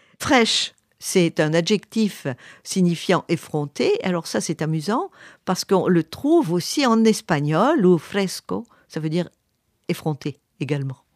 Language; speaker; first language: French; native; French